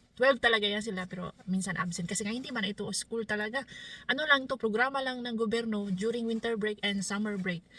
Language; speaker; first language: Filipino; non-native, local second language; Cebuano